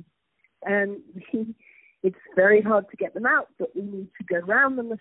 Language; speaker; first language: English; native; English